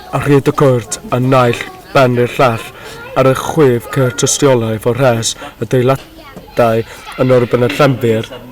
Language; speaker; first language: Welsh; non-native, learner; English